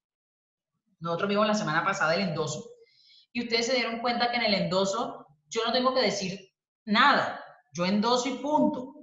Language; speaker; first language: Spanish; native; Spanish